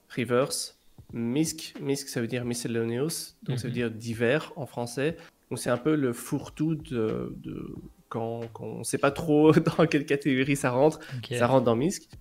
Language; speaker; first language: French; native; French